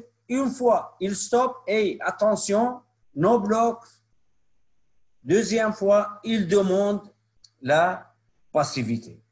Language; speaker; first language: French; non-native, local second language; Arabic